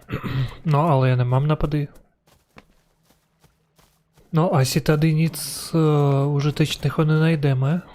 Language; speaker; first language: Czech; non-native, learner; Ukrainian